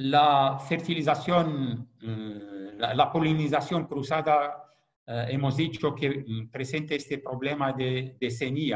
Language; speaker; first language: Spanish; non-native, fluent; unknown